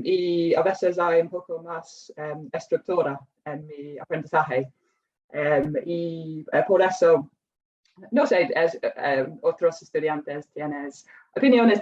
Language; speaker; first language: Spanish; non-native, fluent; English